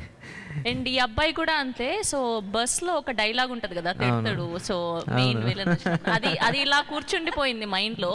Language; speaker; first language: Telugu; native; Telugu